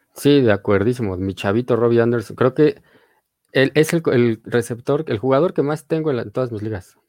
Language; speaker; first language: Spanish; native; Spanish